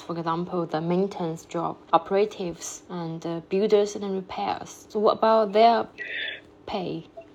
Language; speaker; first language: English; non-native, fluent; Chinese